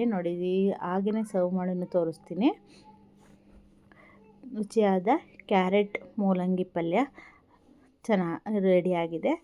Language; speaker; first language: Kannada; native; Kannada